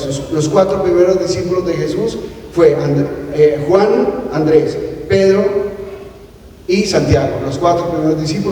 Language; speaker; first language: Spanish; native; Spanish